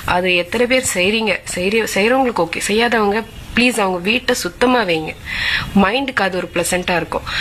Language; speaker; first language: Tamil; non-native, local second language; Malayalam